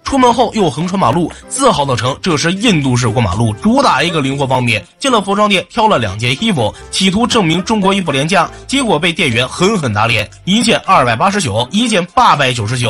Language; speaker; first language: Chinese; native; Chinese